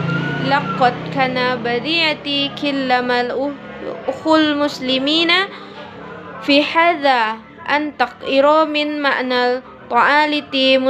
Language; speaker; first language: Arabic; non-native, learner; Indonesian